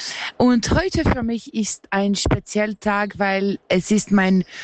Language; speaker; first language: German; non-native, learner; Italian